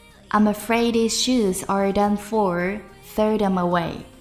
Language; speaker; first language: English; non-native, fluent; Chinese